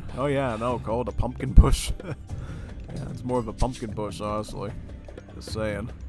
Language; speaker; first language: English; native; English